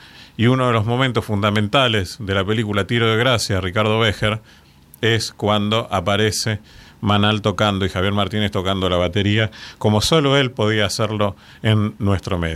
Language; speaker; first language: Spanish; native; Spanish